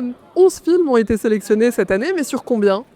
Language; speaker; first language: French; native; French